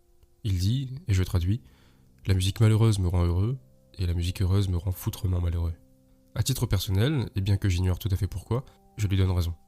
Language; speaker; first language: French; native; French